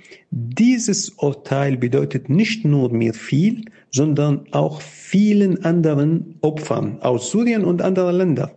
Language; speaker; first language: German; non-native, fluent; Arabic